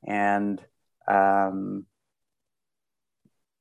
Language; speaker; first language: English; native; English